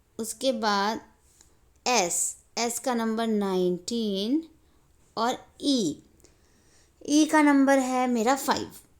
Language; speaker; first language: Hindi; native; Hindi